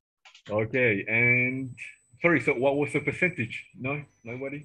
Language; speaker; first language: English; non-native, fluent; Spanish